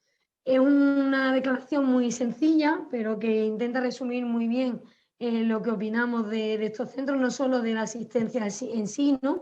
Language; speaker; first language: Spanish; native; Spanish